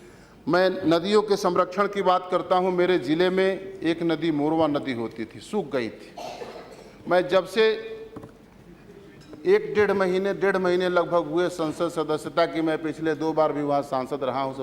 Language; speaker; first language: Hindi; native; Hindi